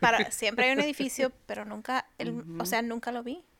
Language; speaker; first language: Spanish; early bilingual, heritage; Spanish